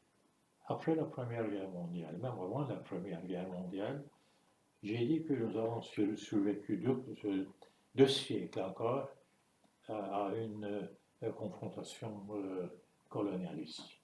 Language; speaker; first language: French; non-native, fluent; Turkish